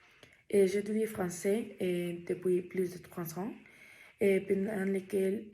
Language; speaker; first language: French; non-native, learner; Spanish